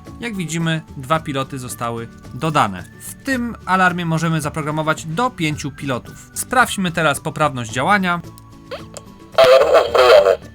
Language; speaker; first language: Polish; native; Polish